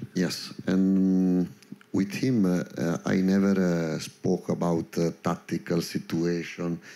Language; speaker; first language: English; non-native, learner; Italian